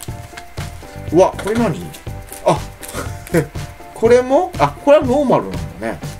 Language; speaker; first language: Japanese; native; Japanese